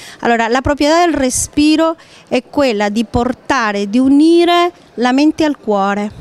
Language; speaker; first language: Italian; non-native, fluent; Spanish